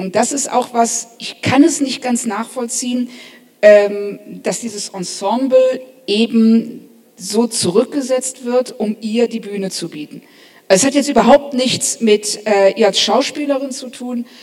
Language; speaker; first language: German; native; German